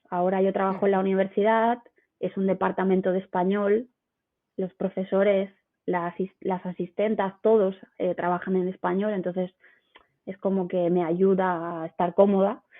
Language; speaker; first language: Spanish; native; Spanish